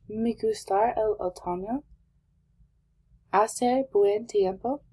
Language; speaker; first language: Spanish; non-native, learner; English